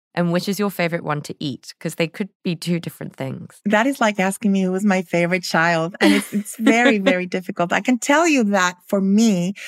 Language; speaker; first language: English; early bilingual, other home language; Spanish